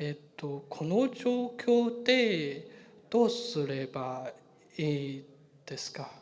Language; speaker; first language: Japanese; non-native, learner; Chinese